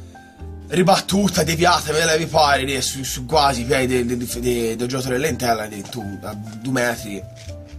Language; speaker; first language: Italian; native; Italian